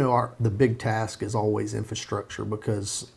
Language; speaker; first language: English; native; English